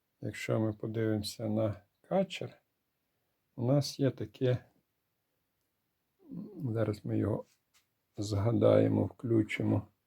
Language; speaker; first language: Ukrainian; native; Ukrainian